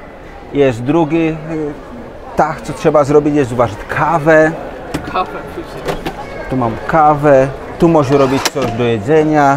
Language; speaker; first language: Polish; non-native, learner; Czech